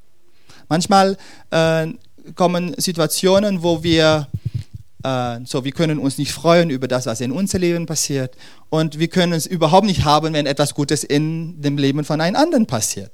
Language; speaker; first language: German; non-native, fluent; Dutch